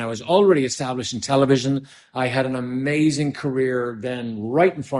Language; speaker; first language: English; native; English